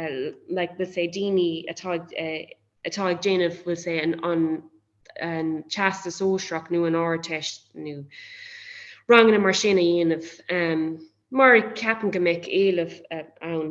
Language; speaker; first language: Irish; non-native, local second language; English